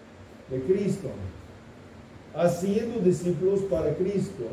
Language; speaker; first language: Spanish; non-native, fluent; English